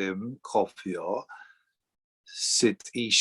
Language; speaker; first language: Welsh; non-native, learner; English